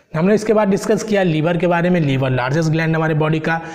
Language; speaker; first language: Hindi; native; Hindi